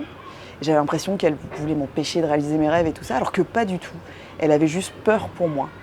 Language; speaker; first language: French; native; French